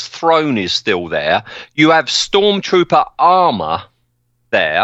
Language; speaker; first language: English; native; English